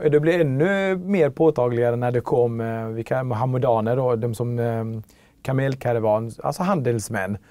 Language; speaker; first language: Swedish; early bilingual, other home language; Tigrinya